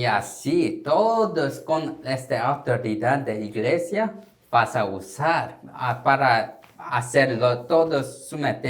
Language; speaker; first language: Spanish; non-native, learner; Korean